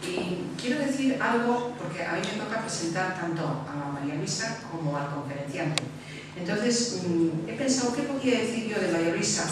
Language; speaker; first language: Spanish; native; Spanish